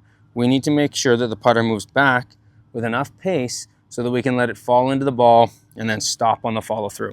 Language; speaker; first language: English; native; English